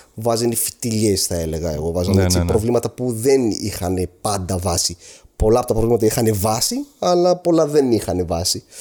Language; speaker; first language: Greek; non-native, fluent; Arabic